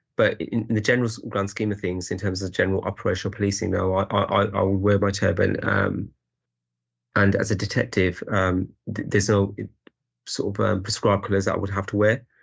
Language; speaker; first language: English; native; English